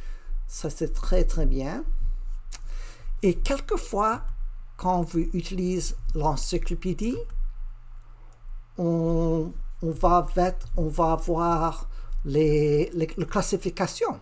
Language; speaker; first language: French; non-native, learner; English